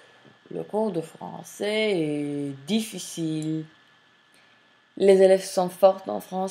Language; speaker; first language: French; non-native, fluent; English